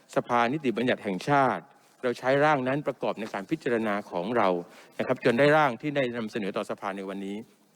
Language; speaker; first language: Thai; non-native, local second language; Pattani Malay